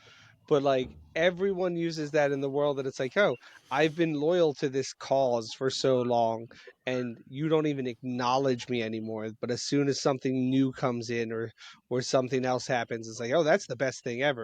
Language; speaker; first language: English; native; English